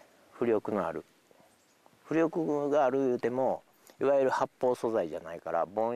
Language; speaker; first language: Japanese; native; Japanese